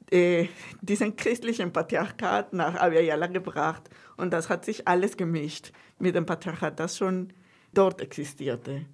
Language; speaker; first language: German; non-native, fluent; Spanish